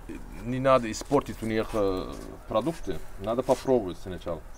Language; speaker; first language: Russian; non-native, learner; Turkish